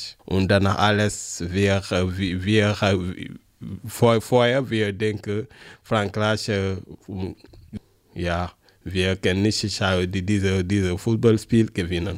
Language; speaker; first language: German; non-native, learner; French